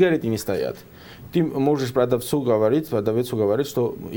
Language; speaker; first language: Russian; non-native, fluent; Georgian